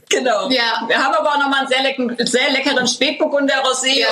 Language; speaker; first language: German; native; German